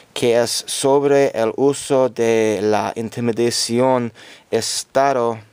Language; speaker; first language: Spanish; non-native, learner; English